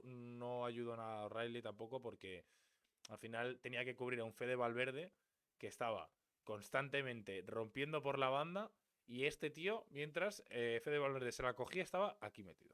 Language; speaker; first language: Spanish; native; Spanish